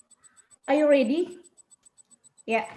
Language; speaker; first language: English; non-native, learner; Indonesian